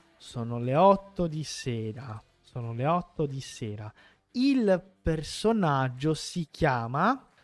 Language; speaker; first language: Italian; non-native, fluent; Portuguese